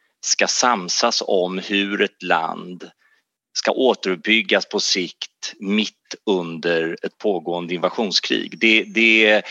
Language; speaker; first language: Swedish; native; Swedish